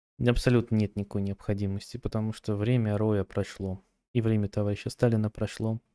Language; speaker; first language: Russian; native; Russian